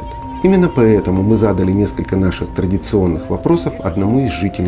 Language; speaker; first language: Russian; native; Russian